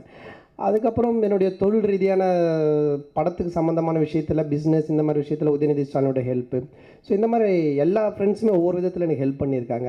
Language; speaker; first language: Tamil; native; Tamil